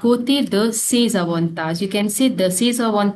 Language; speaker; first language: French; non-native, fluent; Hindi